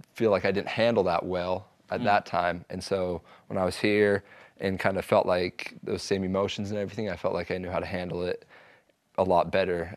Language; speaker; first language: English; native; English